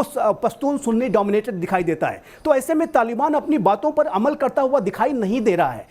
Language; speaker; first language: Hindi; native; Hindi